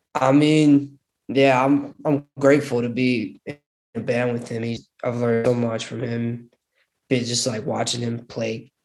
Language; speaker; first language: English; early bilingual, other home language; Hindi